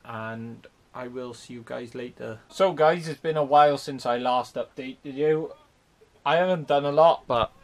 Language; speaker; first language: English; native; English